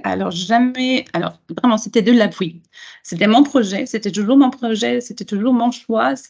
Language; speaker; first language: French; non-native, fluent; German